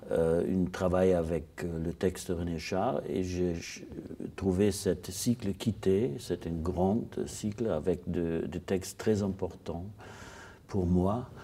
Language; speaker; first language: French; non-native, fluent; German